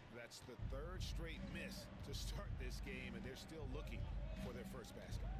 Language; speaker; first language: English; native; English